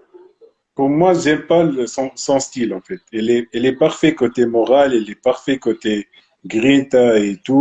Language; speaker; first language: French; non-native, local second language; Arabic